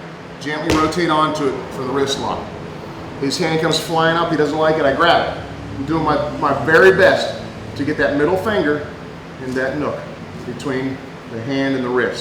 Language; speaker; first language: English; native; English